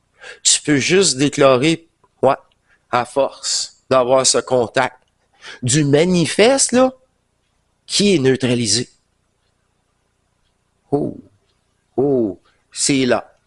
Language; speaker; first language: French; native; French